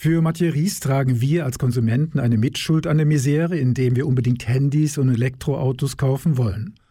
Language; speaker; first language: German; native; German